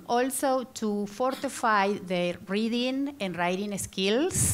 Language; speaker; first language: English; non-native, fluent; Spanish